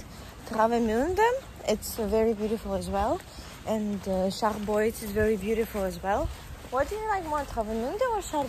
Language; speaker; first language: English; non-native, fluent; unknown